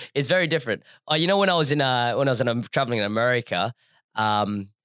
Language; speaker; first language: English; native; English